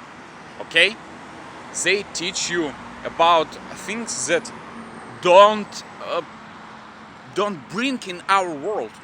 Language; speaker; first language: English; non-native, learner; Russian